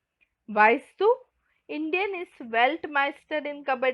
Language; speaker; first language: German; non-native, fluent; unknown